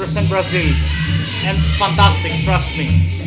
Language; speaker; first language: English; non-native, fluent; Greek